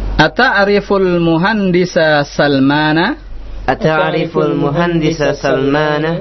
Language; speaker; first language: Arabic; non-native, fluent; Indonesian